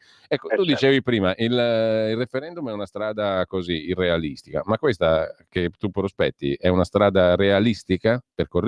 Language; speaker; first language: Italian; native; Italian